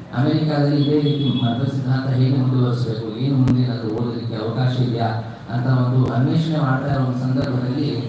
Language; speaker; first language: Kannada; native; Kannada